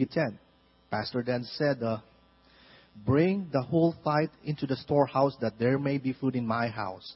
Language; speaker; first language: English; non-native, local second language; Filipino